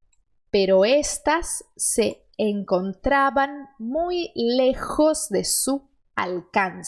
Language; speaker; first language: Spanish; non-native, fluent; Portuguese